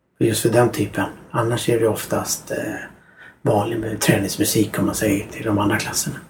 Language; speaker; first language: Swedish; native; Swedish